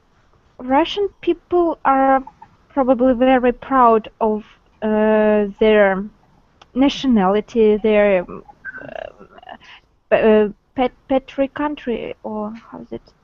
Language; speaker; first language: English; non-native, learner; Russian